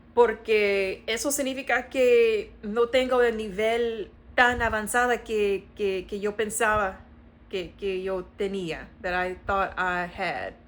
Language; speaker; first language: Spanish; non-native, learner; English